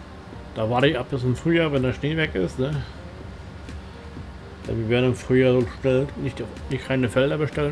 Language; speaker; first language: German; native; German